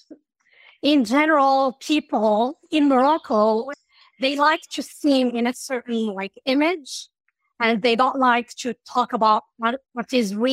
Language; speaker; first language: English; non-native, fluent; Arabic